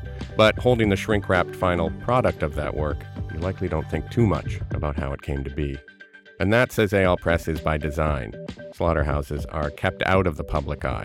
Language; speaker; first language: English; native; English